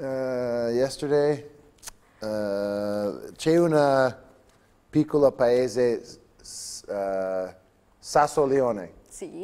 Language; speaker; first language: Italian; non-native, learner; English